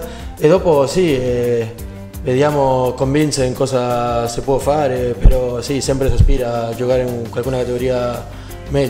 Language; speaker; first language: Italian; non-native, learner; Spanish